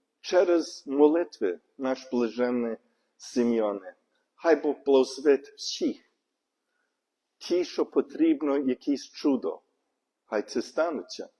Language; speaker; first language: Ukrainian; non-native, learner; English